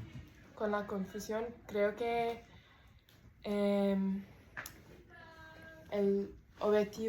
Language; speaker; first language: Spanish; non-native, learner; English